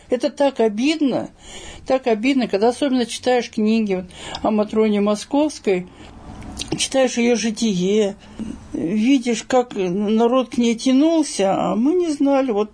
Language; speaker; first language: Russian; native; Russian